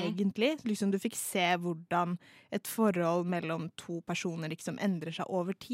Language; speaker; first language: Norwegian; native; Norwegian